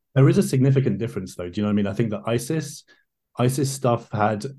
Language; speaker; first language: English; native; English